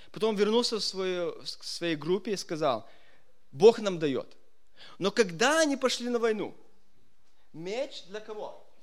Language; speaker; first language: Russian; early bilingual, heritage; Russian